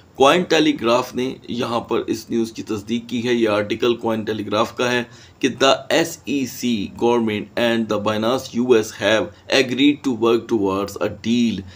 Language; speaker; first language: Urdu; native; Urdu